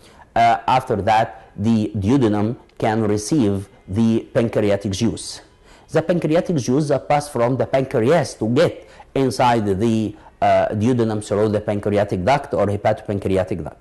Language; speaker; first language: English; non-native, local second language; Arabic